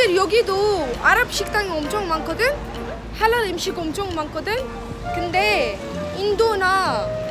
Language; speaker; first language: Korean; non-native, fluent; Arabic